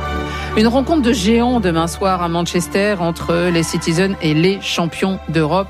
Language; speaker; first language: French; native; French